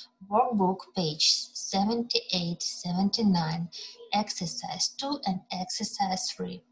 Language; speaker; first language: English; non-native, fluent; Ukrainian